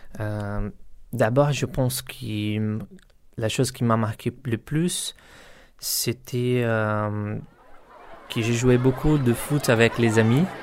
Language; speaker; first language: French; non-native, learner; Portuguese